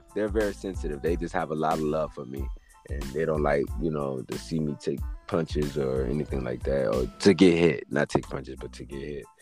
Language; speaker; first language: English; native; English